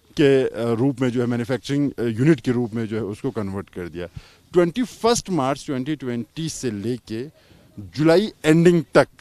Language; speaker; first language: Hindi; non-native, local second language; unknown